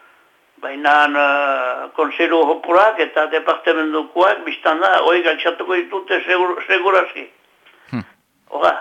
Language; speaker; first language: Basque; native; Basque